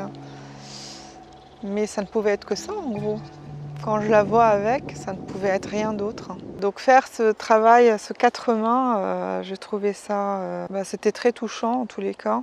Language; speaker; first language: French; native; French